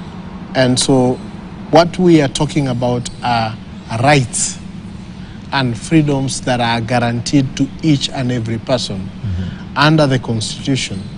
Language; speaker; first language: English; non-native, local second language; Swahili